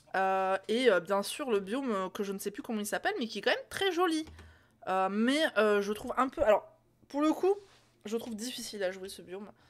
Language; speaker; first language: French; native; French